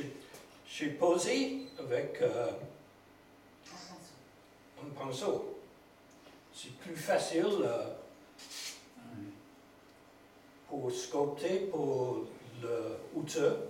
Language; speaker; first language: French; non-native, learner; English